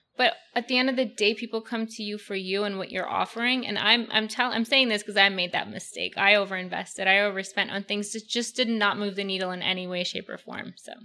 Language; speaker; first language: English; early bilingual, other home language; Russian